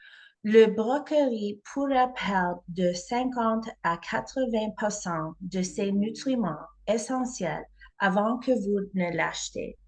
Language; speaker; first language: French; non-native, fluent; English